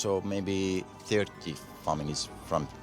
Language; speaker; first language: English; non-native, learner; Arabic